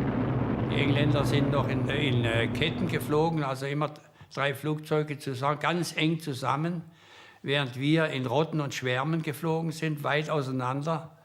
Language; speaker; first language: German; native; German